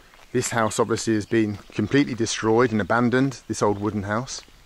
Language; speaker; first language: English; native; English